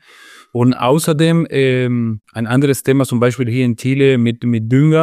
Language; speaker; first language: German; non-native, fluent; Spanish